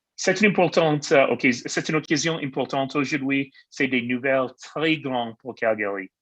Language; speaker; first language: French; non-native, learner; English